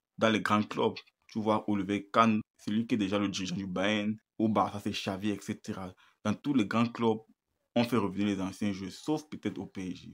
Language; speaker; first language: French; native; French